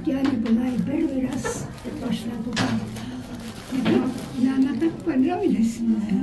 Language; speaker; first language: Russian; non-native, fluent; Estonian